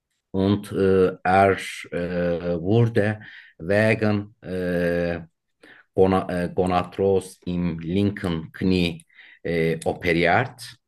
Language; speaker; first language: German; non-native, learner; Turkish